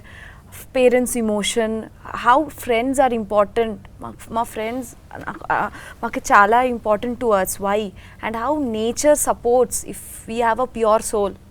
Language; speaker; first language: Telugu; non-native, learner; Bangla